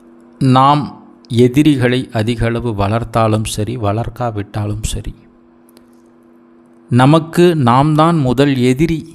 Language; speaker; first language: Tamil; native; Tamil